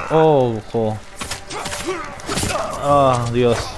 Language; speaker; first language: Spanish; native; Spanish